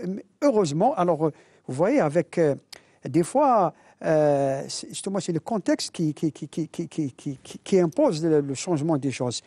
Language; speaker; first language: French; non-native, local second language; Arabic